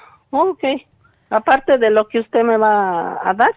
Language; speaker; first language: Spanish; early bilingual, heritage; Spanish